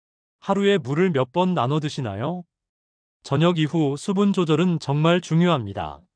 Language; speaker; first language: Korean; native; Korean